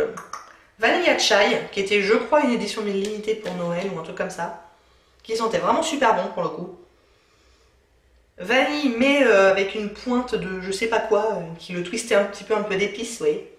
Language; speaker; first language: French; native; French